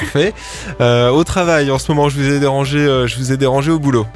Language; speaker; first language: French; native; French